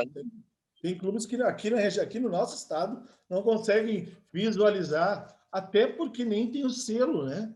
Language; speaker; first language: Portuguese; native; Portuguese